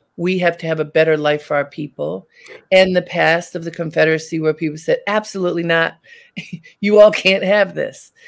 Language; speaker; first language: English; native; English